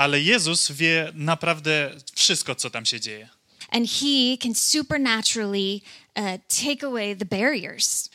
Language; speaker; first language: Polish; non-native, learner; English